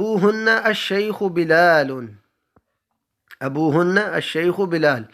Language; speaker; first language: Arabic; non-native, fluent; Urdu